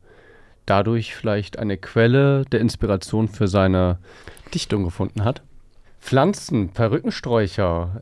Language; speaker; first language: German; native; German